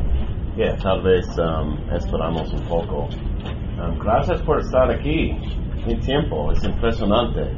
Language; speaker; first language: Spanish; non-native, learner; English